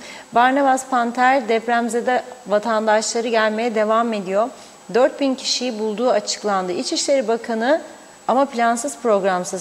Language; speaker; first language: Turkish; native; Turkish